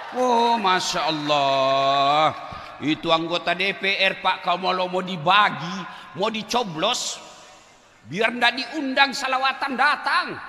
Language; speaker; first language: Indonesian; non-native, local second language; Buginese